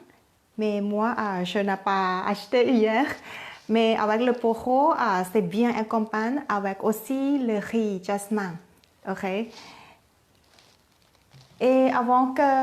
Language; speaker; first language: French; non-native, learner; Thai